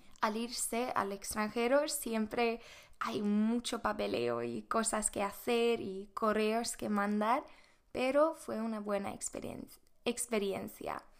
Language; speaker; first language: Spanish; non-native, fluent; Swedish